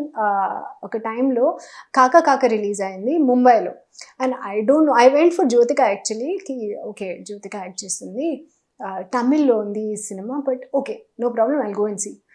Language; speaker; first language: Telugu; non-native, learner; Hindi